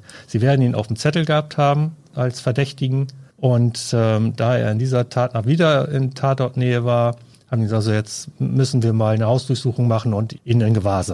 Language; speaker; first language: German; native; German